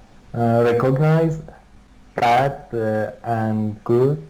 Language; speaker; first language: English; non-native, learner; Persian